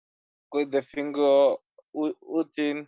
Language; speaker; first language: Chinese; non-native, learner; Bangla